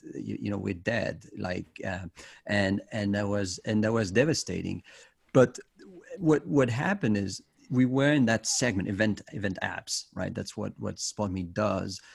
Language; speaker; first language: English; non-native, fluent; French